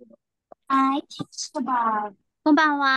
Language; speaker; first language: Japanese; non-native, learner; Vietnamese